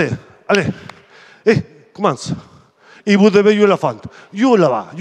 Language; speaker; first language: French; non-native, fluent; Spanish